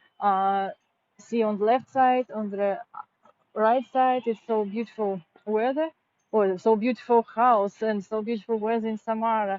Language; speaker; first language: English; non-native, fluent; Russian